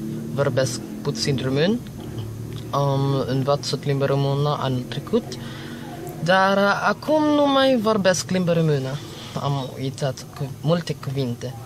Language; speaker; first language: Romanian; non-native, learner; Filipino